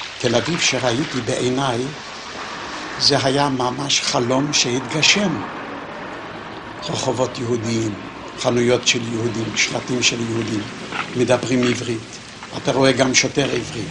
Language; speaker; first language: Hebrew; non-native, fluent; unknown